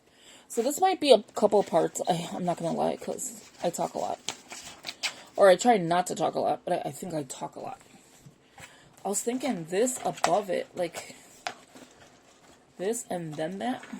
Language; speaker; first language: English; native; English